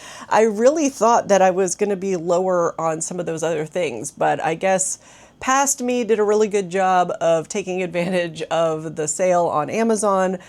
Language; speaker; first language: English; native; English